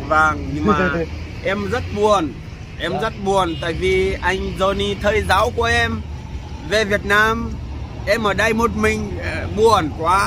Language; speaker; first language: Vietnamese; non-native, learner; Portuguese